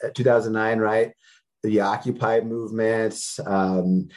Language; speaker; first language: English; native; English